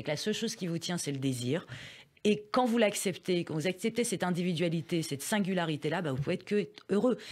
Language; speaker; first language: French; early bilingual, other home language; Persian